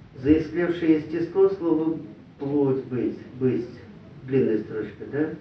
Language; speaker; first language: Russian; native; Russian